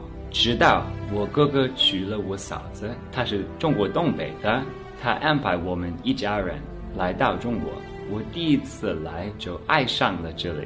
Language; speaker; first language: Chinese; non-native, fluent; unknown